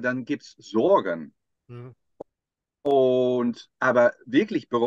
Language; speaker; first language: German; non-native, fluent; Dutch